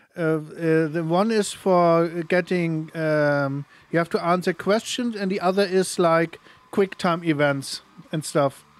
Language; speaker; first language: English; non-native, fluent; German